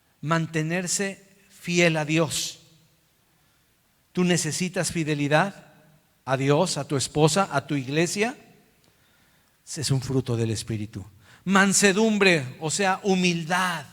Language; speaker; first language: Spanish; native; Spanish